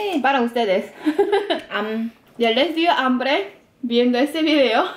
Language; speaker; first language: Spanish; non-native, fluent; Korean